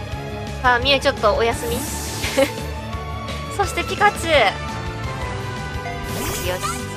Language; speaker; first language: Japanese; native; Japanese